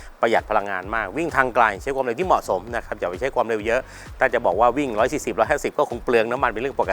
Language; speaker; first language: Thai; native; Thai